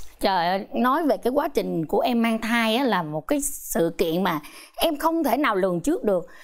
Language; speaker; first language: Vietnamese; non-native, local second language; Khmer